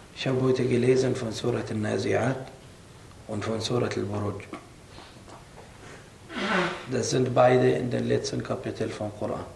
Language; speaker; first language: German; non-native, fluent; Arabic